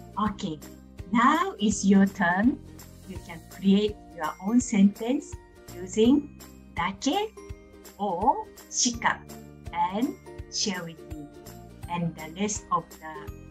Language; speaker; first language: English; non-native, fluent; Japanese